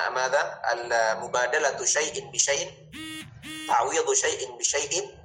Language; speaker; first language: Arabic; non-native, fluent; Indonesian